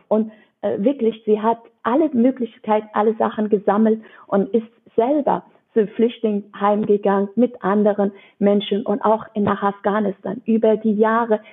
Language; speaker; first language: German; non-native, fluent; Persian